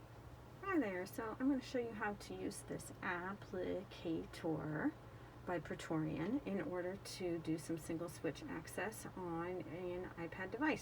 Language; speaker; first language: English; native; English